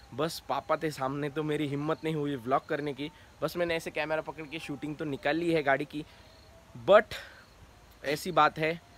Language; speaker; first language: Hindi; non-native, local second language; Marathi